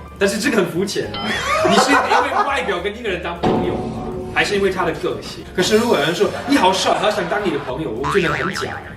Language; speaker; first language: Chinese; non-native, fluent; German